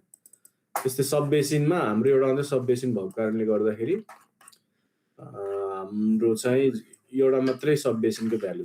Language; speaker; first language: Nepali; native; Nepali